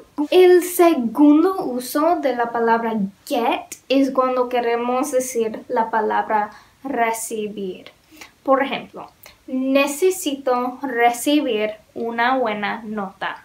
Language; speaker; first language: Spanish; non-native, learner; English